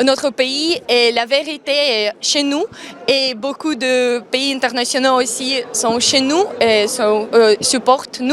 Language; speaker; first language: French; non-native, learner; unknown